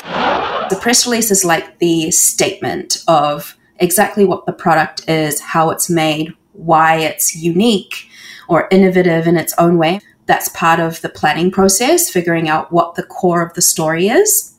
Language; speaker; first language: English; native; English